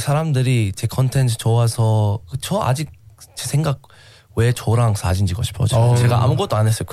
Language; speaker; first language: Korean; non-native, learner; English